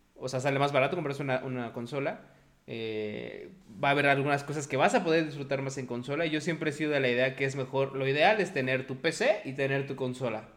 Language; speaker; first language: Spanish; native; Spanish